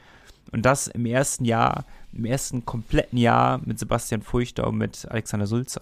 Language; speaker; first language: German; native; German